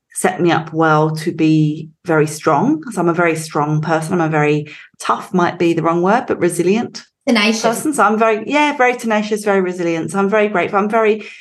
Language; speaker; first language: English; native; English